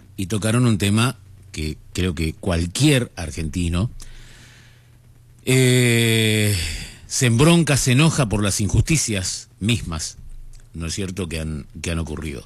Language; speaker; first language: Spanish; native; Spanish